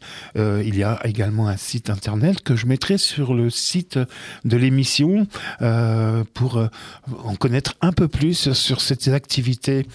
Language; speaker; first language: French; native; French